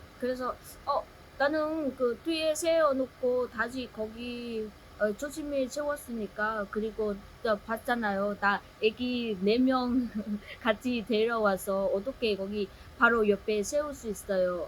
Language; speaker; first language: Korean; non-native, learner; Vietnamese